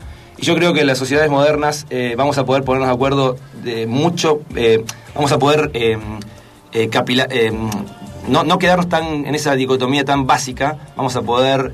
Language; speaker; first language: Spanish; native; Spanish